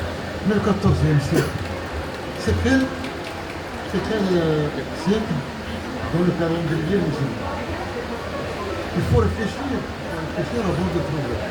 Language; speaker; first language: French; non-native, local second language; Arabic